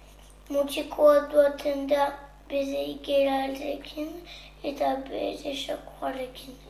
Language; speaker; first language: Basque; non-native, local second language; French